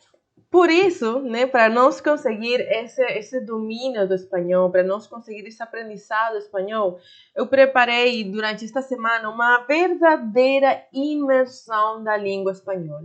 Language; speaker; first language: Portuguese; non-native, fluent; Spanish